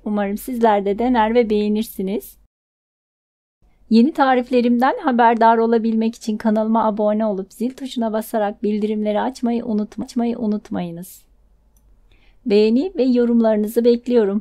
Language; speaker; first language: Turkish; native; Turkish